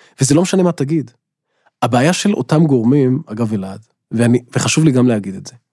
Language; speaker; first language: Hebrew; non-native, local second language; Arabic